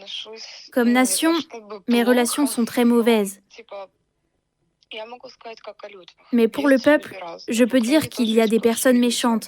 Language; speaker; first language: French; early bilingual, other home language; Ukrainian